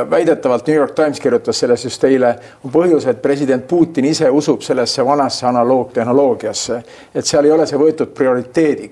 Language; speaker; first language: Estonian; native; Estonian